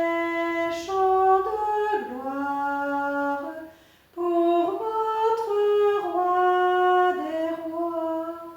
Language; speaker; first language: French; native; French